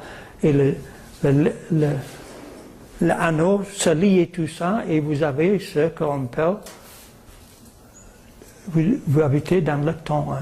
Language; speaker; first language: French; non-native, fluent; English